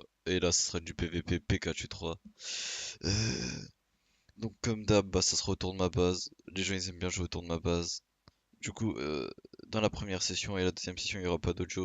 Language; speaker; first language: French; native; French